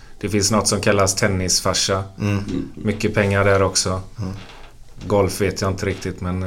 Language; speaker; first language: Swedish; native; Swedish